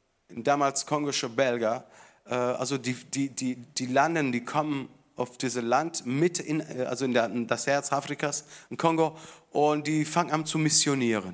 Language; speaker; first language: German; non-native, fluent; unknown